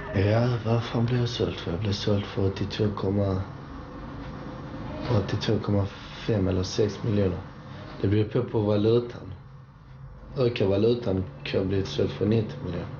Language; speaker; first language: Swedish; early bilingual, other home language; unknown